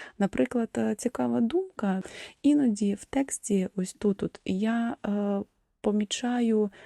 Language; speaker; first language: Ukrainian; non-native, local second language; Russian